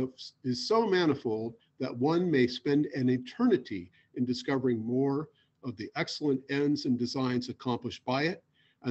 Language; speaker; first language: English; native; English